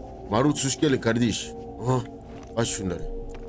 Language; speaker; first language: Turkish; native; Turkish